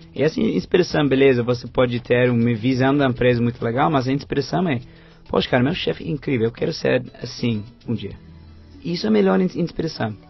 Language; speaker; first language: Portuguese; non-native, fluent; English